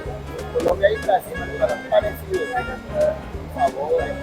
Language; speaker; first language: Spanish; native; Spanish